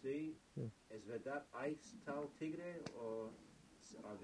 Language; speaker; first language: Spanish; non-native, fluent; English